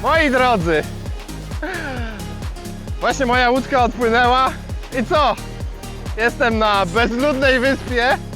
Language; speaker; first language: Polish; non-native, fluent; Swahili